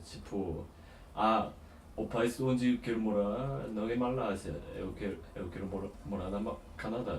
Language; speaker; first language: Portuguese; non-native, fluent; Korean